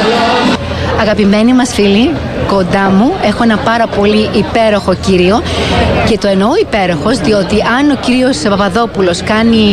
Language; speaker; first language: Greek; native; Greek